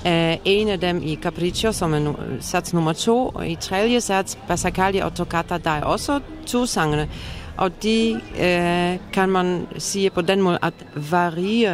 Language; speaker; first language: Danish; non-native, fluent; Polish